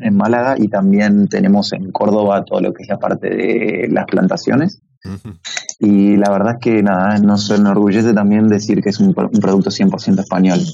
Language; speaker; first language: Spanish; native; Spanish